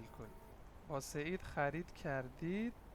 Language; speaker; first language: Persian; non-native, fluent; Urdu